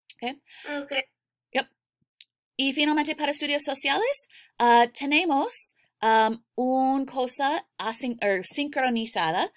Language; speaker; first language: Spanish; non-native, learner; English